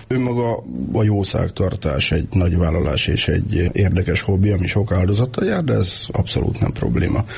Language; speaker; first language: Hungarian; native; Hungarian